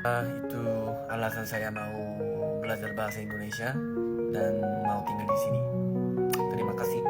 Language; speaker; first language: Indonesian; non-native, learner; Korean